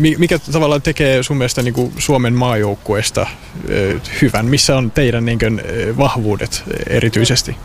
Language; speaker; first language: Finnish; native; Finnish